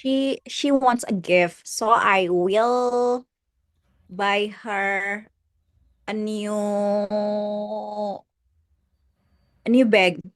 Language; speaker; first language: English; non-native, learner; Indonesian